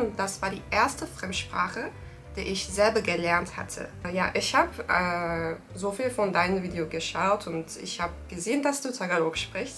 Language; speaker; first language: German; non-native, learner; Turkish